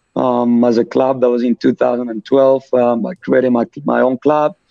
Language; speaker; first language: English; non-native, fluent; Spanish